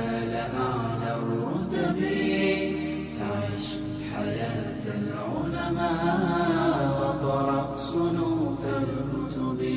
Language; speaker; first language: Arabic; non-native, fluent; Indonesian